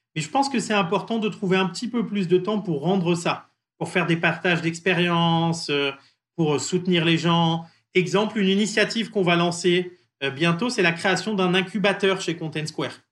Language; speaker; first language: French; native; French